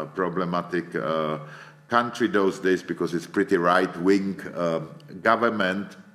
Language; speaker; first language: English; non-native, fluent; Czech